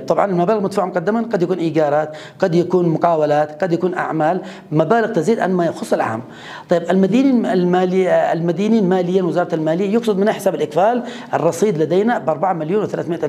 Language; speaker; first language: Arabic; native; Arabic